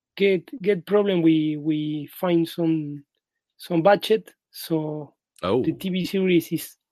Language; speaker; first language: English; non-native, learner; Spanish